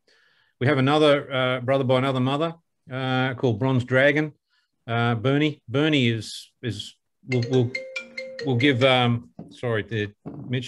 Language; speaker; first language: English; native; English